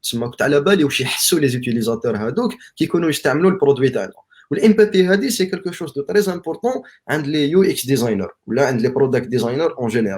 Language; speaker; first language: Arabic; native; Arabic